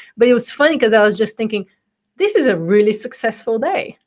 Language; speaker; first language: English; non-native, fluent; Bulgarian